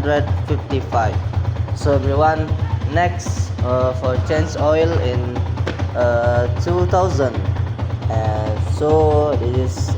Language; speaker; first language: English; non-native, learner; Indonesian